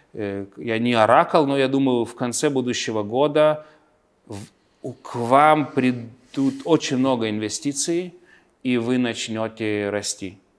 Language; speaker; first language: Russian; non-native, local second language; Lithuanian